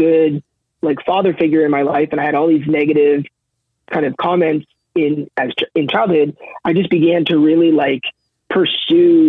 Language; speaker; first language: English; native; English